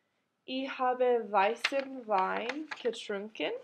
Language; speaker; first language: German; non-native, learner; English